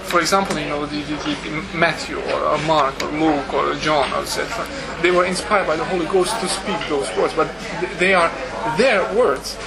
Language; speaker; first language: English; non-native, fluent; Dutch